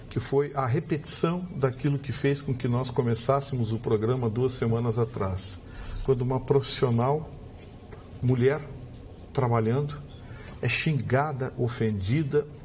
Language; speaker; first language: Portuguese; native; Portuguese